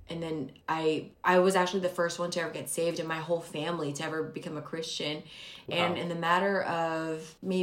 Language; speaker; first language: English; early bilingual, other home language; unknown